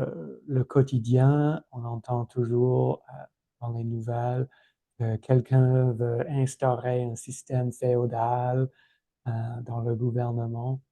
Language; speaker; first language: French; non-native, fluent; English